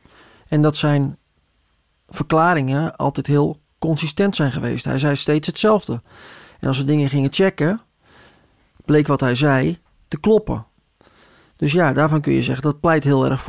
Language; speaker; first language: Dutch; native; Dutch